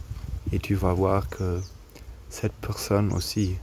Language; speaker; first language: French; non-native, learner; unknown